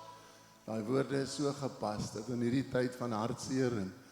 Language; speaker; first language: Afrikaans; native; Afrikaans